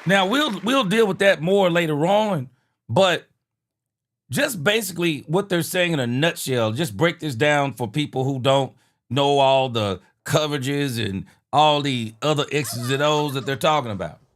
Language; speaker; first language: English; native; English